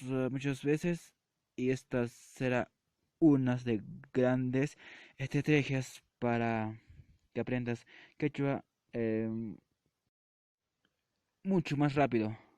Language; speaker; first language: Spanish; non-native, local second language; Quechua